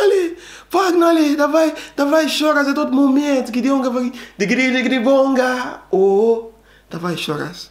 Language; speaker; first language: Russian; non-native, learner; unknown